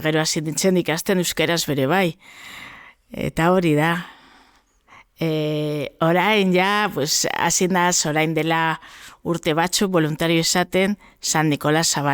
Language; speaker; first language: Basque; non-native, local second language; Spanish